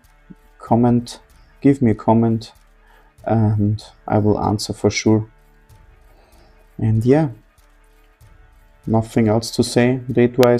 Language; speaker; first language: English; non-native, fluent; German